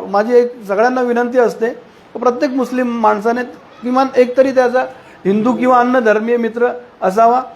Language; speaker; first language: Marathi; non-native, local second language; Urdu